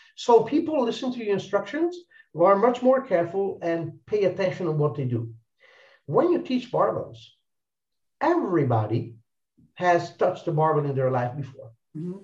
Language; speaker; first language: English; non-native, fluent; Italian